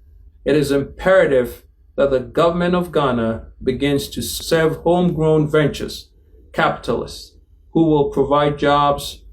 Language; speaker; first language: English; non-native, local second language; Akan